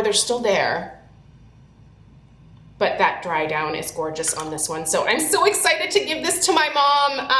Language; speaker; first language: English; native; English